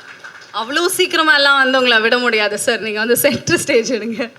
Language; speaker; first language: Tamil; native; Tamil